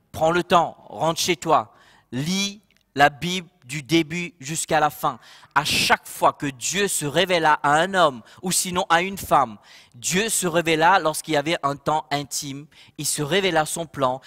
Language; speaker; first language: French; non-native, local second language; Morisyen